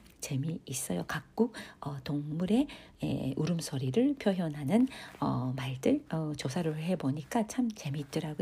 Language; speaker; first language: Korean; non-native, fluent; Japanese